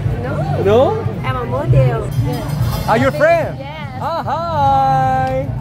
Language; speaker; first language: English; non-native, learner; Korean